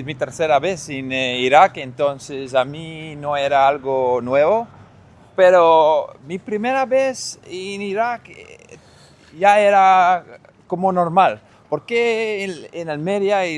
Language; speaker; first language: Spanish; non-native, learner; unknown